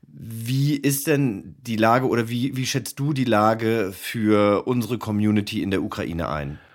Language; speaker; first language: German; native; German